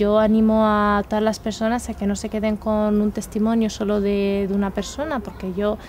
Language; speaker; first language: Spanish; native; Spanish